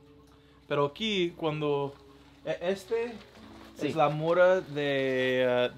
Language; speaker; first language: Spanish; non-native, learner; English